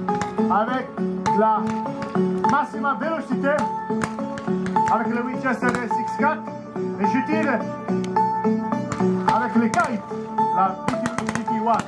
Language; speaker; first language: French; non-native, learner; Italian